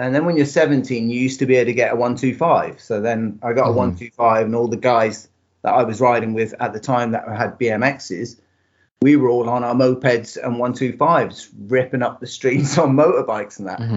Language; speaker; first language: English; native; English